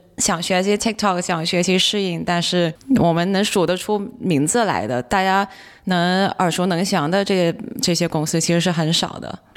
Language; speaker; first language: Chinese; non-native, local second language; Cantonese